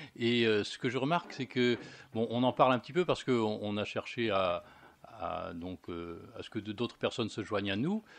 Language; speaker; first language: French; native; French